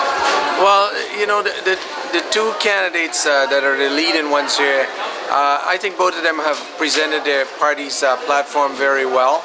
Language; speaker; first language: English; native; English